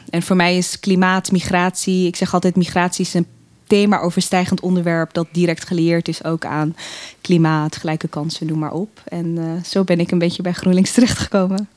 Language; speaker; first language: Dutch; early bilingual, other home language; Tigrinya